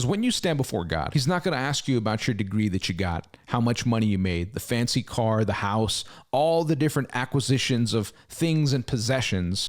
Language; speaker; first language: English; native; English